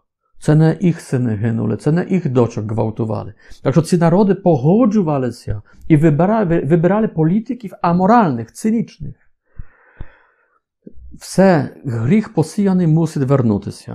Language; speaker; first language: Ukrainian; non-native, fluent; Polish